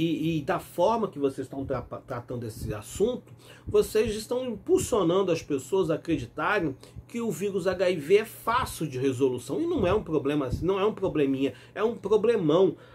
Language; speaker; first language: Portuguese; native; Portuguese